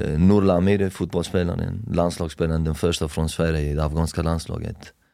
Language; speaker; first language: Swedish; non-native, fluent; Persian